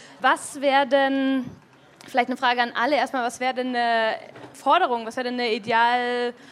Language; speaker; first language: German; native; German